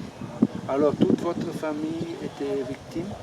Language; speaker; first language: French; non-native, fluent; German